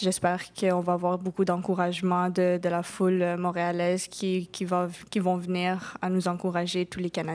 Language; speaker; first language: French; non-native, local second language; English